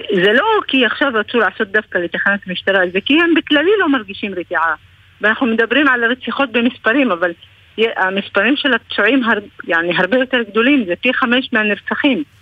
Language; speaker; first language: Hebrew; non-native, local second language; Arabic